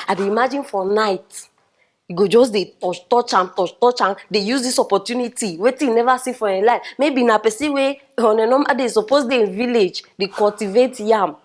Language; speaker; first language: Nigerian Pidgin; native; Nigerian Pidgin